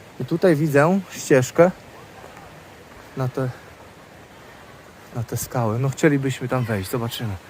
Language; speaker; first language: Polish; native; Polish